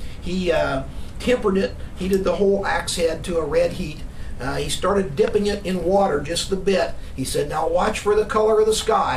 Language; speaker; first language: English; native; English